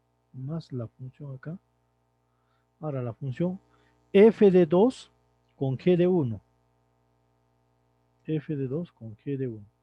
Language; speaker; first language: Spanish; native; Spanish